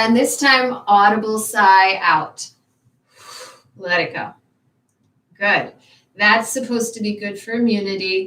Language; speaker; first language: English; native; English